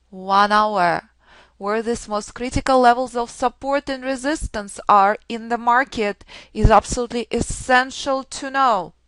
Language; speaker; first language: English; non-native, fluent; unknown